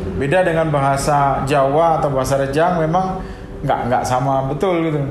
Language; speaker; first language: Indonesian; non-native, local second language; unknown